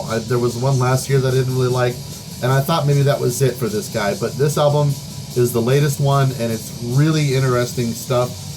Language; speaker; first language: English; native; English